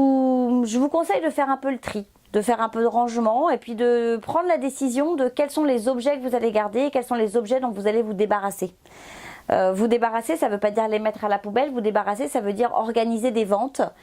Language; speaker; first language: French; native; French